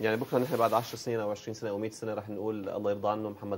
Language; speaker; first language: Arabic; native; Arabic